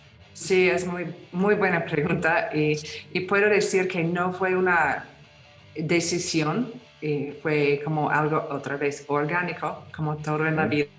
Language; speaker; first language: Spanish; non-native, fluent; English